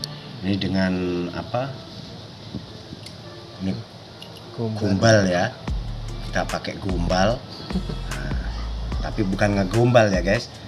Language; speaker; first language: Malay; non-native, local second language; Javanese